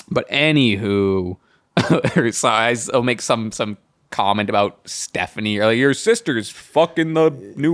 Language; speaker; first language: English; native; English